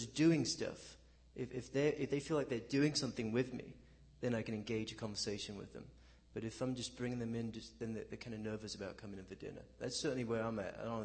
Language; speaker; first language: English; native; English